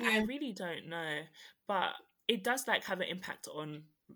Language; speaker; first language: English; native; English